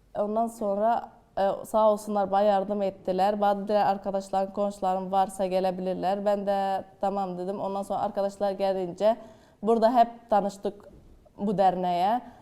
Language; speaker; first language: Turkish; non-native, fluent; Arabic